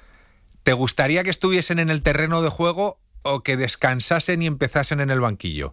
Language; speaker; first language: Spanish; native; Spanish